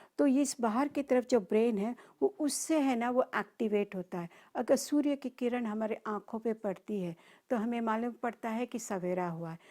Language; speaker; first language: Hindi; non-native, local second language; Marathi